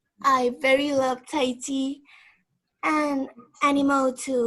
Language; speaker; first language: English; non-native, learner; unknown